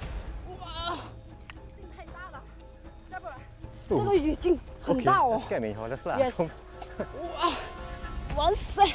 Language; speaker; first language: Chinese; native; Chinese